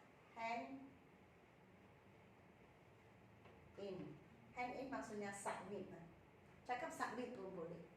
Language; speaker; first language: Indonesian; non-native, local second language; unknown